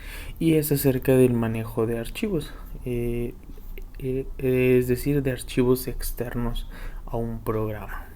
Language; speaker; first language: Spanish; native; Spanish